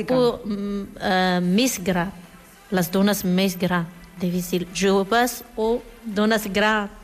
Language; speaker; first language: Catalan; non-native, learner; Arabic